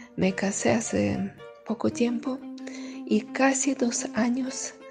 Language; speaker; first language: Spanish; non-native, fluent; Russian